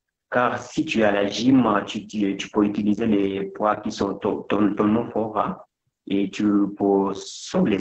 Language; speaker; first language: French; non-native, fluent; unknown